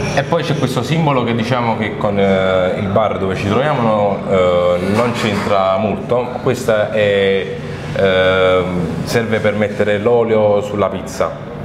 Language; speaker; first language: Italian; non-native, local second language; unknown